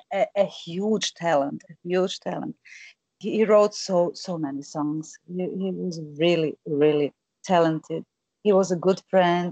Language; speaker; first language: English; non-native, fluent; Croatian